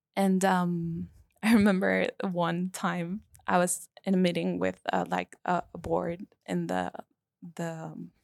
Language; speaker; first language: English; non-native, fluent; Spanish